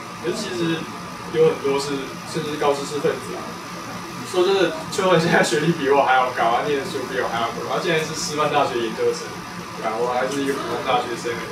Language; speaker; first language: Chinese; native; Chinese